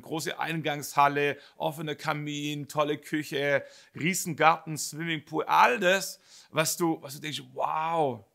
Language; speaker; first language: German; native; German